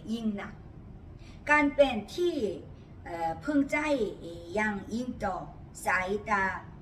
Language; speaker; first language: Thai; non-native, learner; Korean